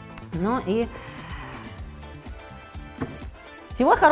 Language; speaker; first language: Russian; native; Russian